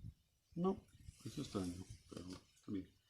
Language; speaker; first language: Spanish; non-native, learner; English